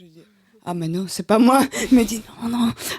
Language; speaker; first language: French; non-native, learner; Russian